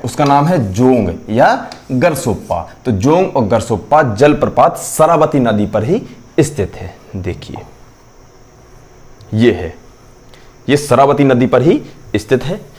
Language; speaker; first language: Hindi; native; Hindi